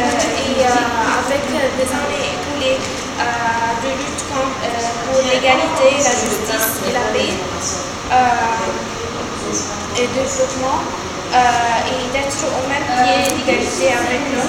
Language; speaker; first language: French; non-native, learner; Arabic